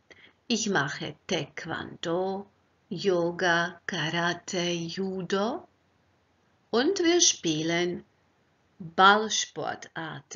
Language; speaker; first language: German; non-native, fluent; Croatian